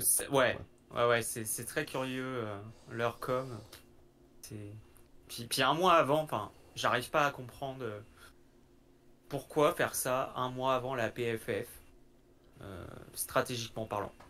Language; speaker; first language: French; native; French